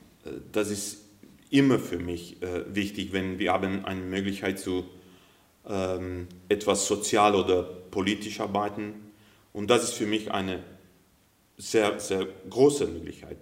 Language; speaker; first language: German; non-native, fluent; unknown